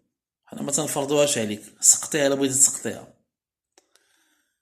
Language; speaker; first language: Arabic; native; Arabic